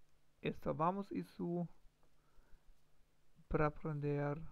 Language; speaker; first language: Portuguese; non-native, learner; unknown